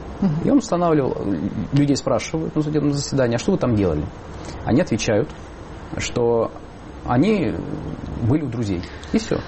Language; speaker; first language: Russian; native; Russian